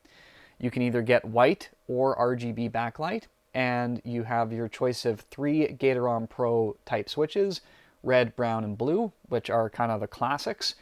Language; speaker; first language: English; native; English